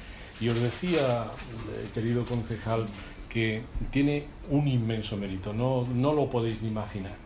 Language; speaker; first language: Spanish; native; Spanish